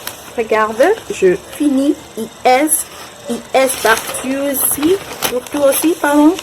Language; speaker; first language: French; non-native, learner; Spanish